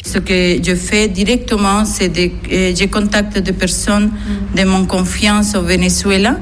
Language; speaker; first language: French; non-native, learner; Spanish